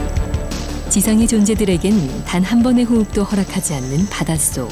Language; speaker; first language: Korean; native; Korean